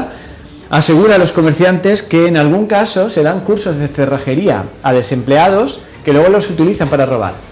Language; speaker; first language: Spanish; native; Spanish